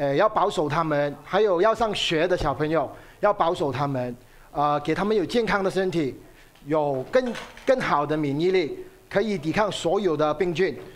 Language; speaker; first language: Chinese; native; Chinese